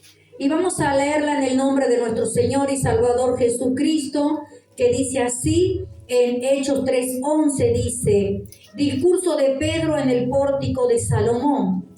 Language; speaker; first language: Spanish; native; Spanish